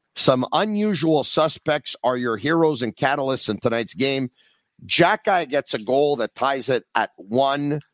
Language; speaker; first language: English; native; English